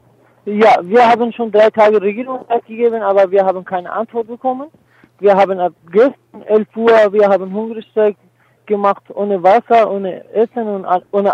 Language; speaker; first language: German; non-native, learner; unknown